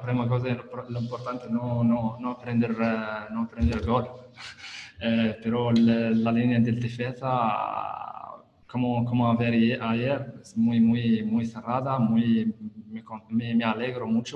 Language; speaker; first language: Spanish; non-native, learner; Italian